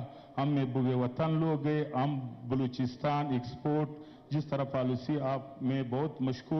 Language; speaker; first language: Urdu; non-native, local second language; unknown